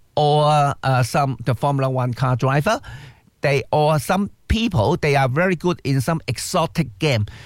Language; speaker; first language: English; non-native, local second language; Cantonese